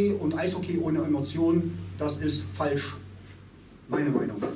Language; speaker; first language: German; native; German